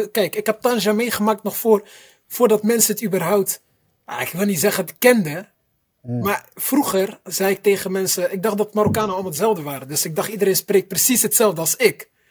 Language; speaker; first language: Dutch; early bilingual, other home language; Arabic